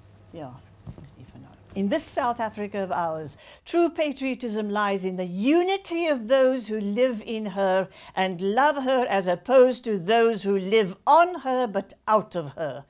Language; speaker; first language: English; non-native, local second language; Afrikaans